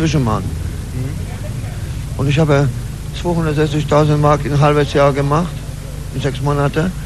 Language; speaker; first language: German; non-native, learner; Polish